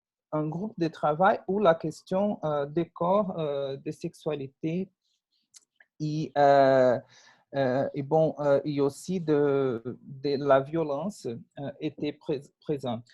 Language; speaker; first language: French; non-native, fluent; Portuguese